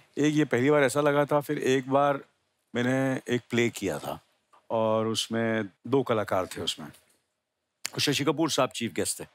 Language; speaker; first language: Hindi; native; Hindi